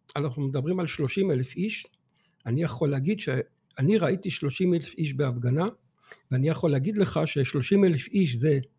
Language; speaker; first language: Hebrew; non-native, fluent; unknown